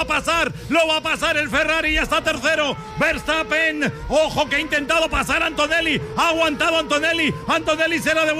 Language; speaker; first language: Spanish; native; Spanish